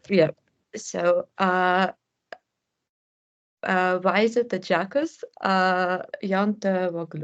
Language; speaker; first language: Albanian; non-native, learner; English